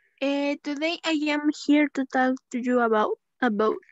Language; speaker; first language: English; non-native, learner; Spanish